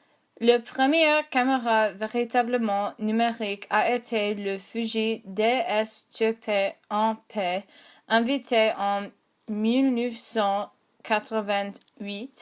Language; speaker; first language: French; non-native, learner; English